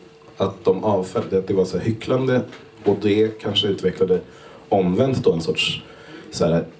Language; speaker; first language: Swedish; native; Swedish